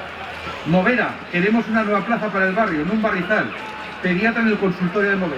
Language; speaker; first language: Spanish; native; Spanish